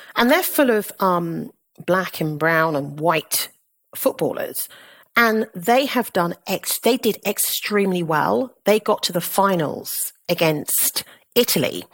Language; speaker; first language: English; native; English